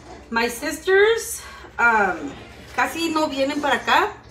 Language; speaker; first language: Spanish; early bilingual, heritage; Spanish